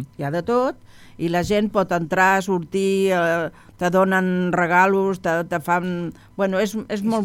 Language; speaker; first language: Catalan; non-native, local second language; Spanish